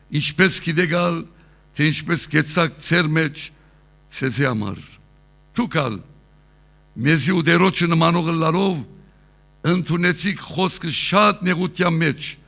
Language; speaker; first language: Armenian; early bilingual, heritage; Armenian